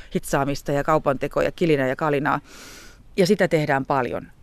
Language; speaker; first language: Finnish; native; Finnish